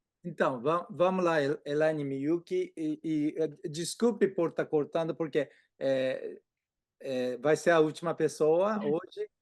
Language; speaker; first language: Portuguese; non-native, fluent; Japanese